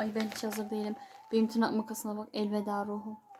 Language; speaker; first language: Turkish; native; Turkish